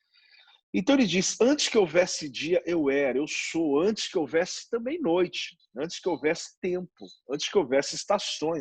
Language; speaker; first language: Portuguese; native; Portuguese